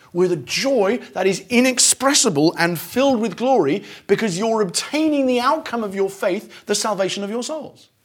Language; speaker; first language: English; native; English